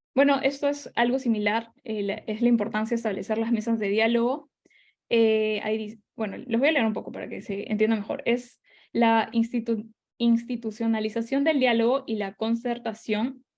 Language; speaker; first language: Spanish; native; Spanish